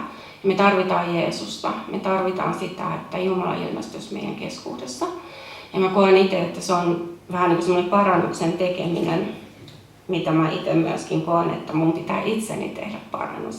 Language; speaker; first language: Finnish; native; Finnish